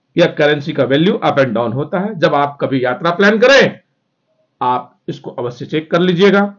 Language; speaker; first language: Hindi; native; Hindi